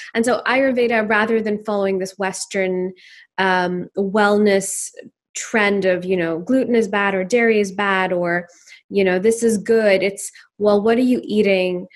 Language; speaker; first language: English; non-native, local second language; Urdu